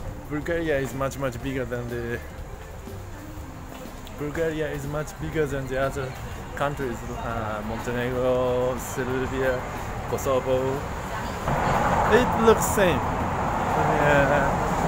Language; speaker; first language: English; non-native, learner; Japanese